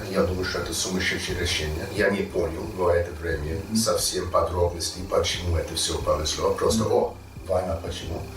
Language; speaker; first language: Russian; non-native, learner; English